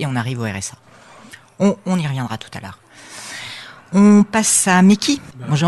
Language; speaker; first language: French; native; French